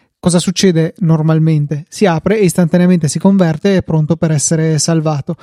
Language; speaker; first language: Italian; native; Italian